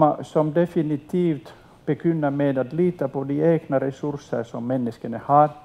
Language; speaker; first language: Swedish; non-native, local second language; Finnish